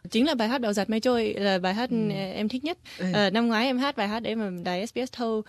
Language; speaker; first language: Vietnamese; early bilingual, heritage; Vietnamese